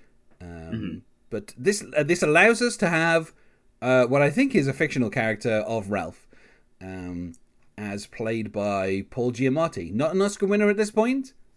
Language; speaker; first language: English; native; English